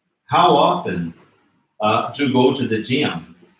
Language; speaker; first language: English; non-native, fluent; Portuguese